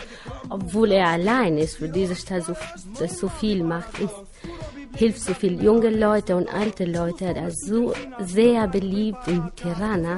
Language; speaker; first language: German; non-native, learner; Albanian